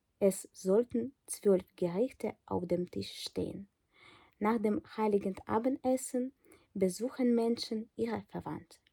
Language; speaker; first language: German; non-native, fluent; Ukrainian